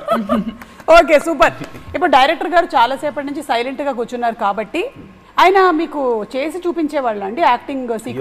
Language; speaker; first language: Telugu; native; Telugu